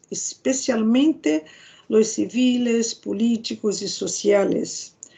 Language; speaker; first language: Spanish; non-native, fluent; Portuguese